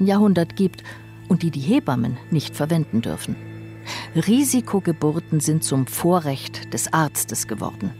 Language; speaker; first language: German; native; German